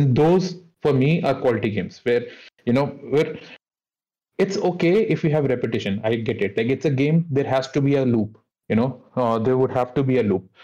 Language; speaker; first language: English; non-native, local second language; Hindi